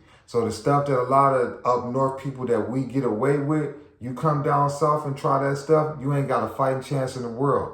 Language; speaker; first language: English; native; English